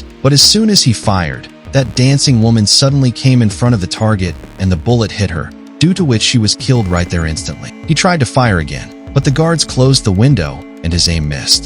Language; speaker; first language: English; non-native, local second language; Hindi